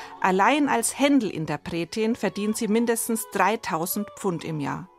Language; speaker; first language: German; native; German